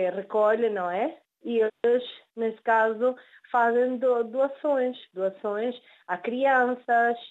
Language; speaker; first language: Portuguese; early bilingual, heritage; Spanish